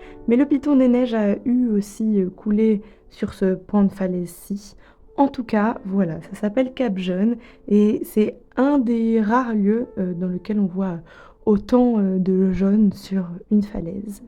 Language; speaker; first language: French; native; French